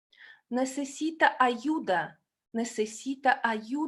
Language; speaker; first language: Spanish; non-native, fluent; Russian